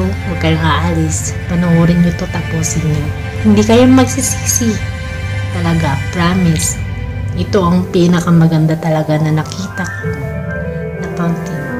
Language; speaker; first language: Filipino; non-native, local second language; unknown